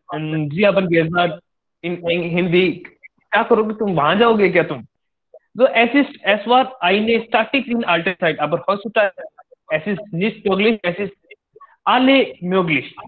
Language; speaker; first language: German; non-native, learner; Hindi